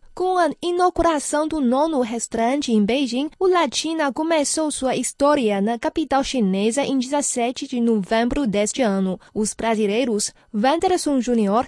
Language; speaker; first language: Portuguese; non-native, fluent; Chinese